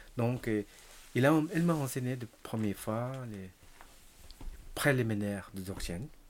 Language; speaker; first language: French; non-native, learner; Tibetan